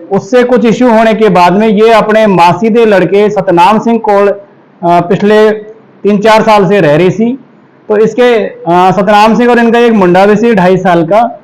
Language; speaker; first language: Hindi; native; Hindi